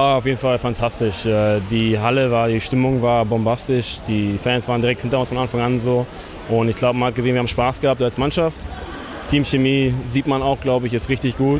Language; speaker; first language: German; native; German